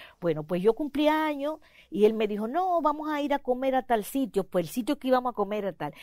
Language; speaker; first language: Spanish; native; Spanish